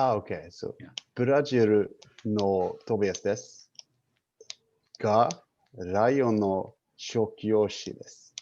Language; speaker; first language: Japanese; non-native, learner; English